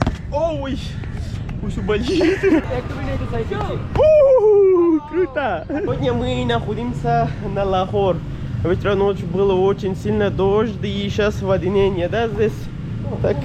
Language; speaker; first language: Russian; non-native, learner; Pashto